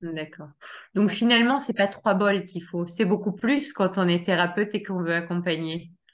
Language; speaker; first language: French; native; French